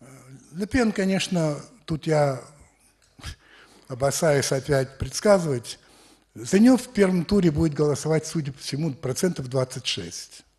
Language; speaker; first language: Russian; early bilingual, heritage; French